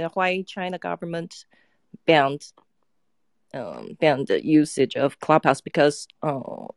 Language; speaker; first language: English; non-native, fluent; Chinese